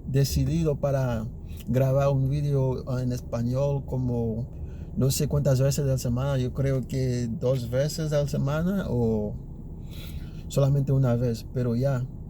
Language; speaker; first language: Spanish; early bilingual, other home language; Haitian Creole